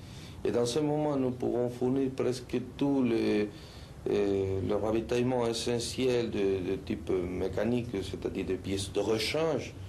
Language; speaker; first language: French; non-native, local second language; Spanish